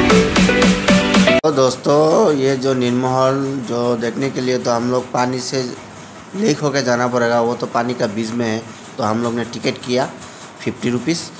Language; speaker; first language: Hindi; non-native, local second language; Assamese